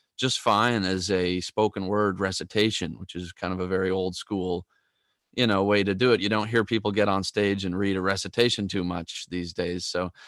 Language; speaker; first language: English; native; English